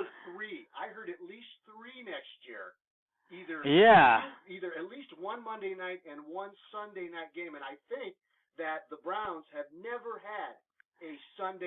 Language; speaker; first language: English; native; English